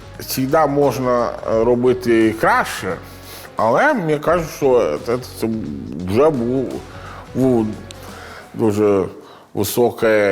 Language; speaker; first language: Ukrainian; non-native, learner; Italian